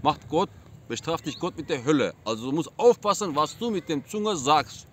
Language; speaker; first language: German; non-native, fluent; Turkish